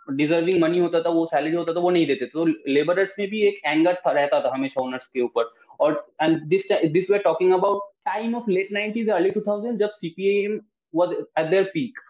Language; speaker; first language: Hindi; non-native, local second language; Bangla